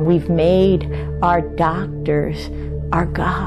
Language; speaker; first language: English; native; English